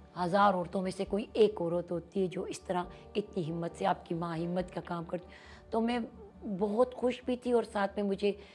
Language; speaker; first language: Urdu; non-native, local second language; Pashto